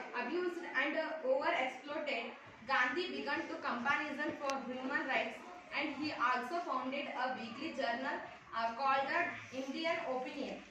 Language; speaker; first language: English; non-native, local second language; Kannada